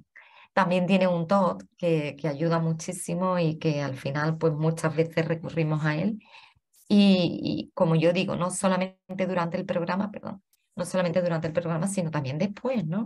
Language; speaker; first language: Spanish; native; Spanish